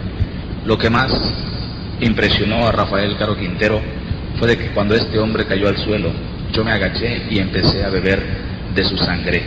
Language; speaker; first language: Spanish; native; Spanish